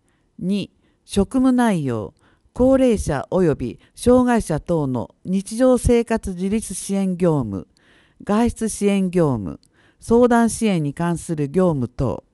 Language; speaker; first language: Japanese; native; Japanese